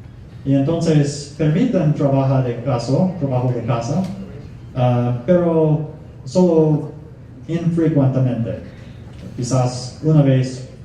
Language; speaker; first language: Spanish; non-native, fluent; English